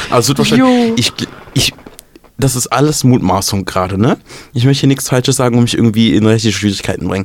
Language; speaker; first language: German; native; German